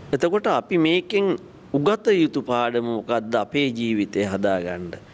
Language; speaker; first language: Sinhala; native; Sinhala